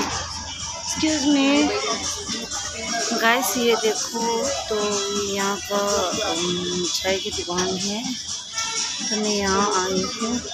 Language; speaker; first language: Hindi; non-native, local second language; Tibetan